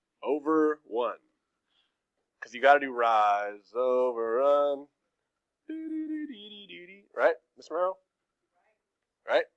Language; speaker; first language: English; native; English